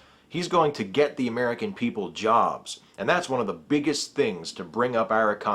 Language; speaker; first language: English; native; English